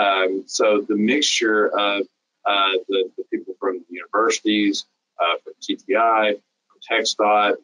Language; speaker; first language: English; native; English